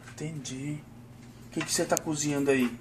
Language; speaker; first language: Portuguese; native; Portuguese